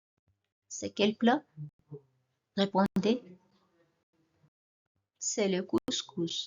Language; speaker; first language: French; non-native, local second language; Arabic